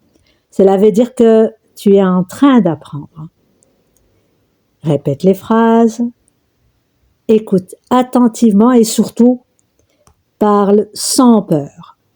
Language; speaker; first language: French; non-native, local second language; Arabic